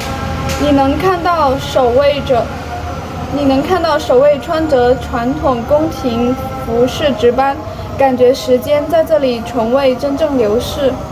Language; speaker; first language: Chinese; native; Chinese